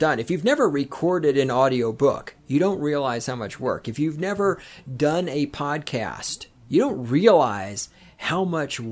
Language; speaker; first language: English; native; English